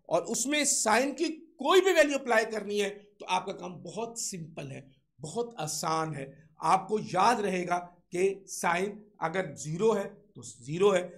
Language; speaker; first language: Urdu; non-native, local second language; Sindhi